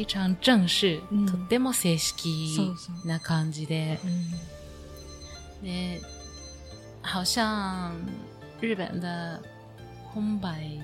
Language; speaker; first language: Chinese; non-native, learner; Japanese